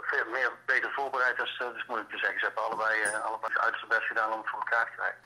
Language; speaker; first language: Dutch; native; Dutch